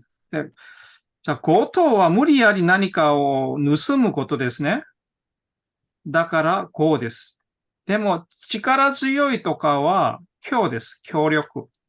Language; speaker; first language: Japanese; non-native, fluent; Korean